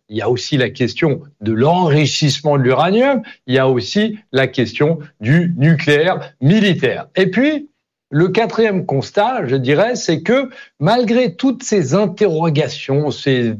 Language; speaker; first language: French; native; French